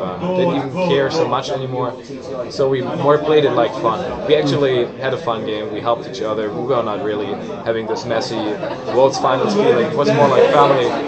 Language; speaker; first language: English; non-native, fluent; German